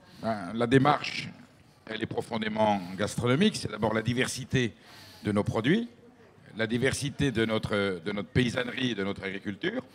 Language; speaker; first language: French; native; French